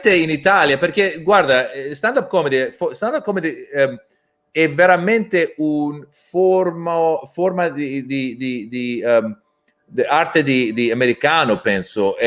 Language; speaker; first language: Italian; non-native, learner; English